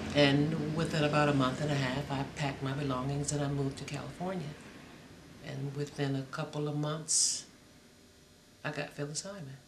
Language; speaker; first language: English; native; English